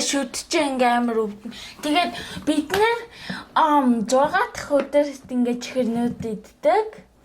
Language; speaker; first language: Mongolian; early bilingual, heritage; Mongolian